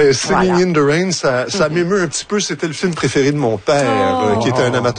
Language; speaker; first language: French; native; French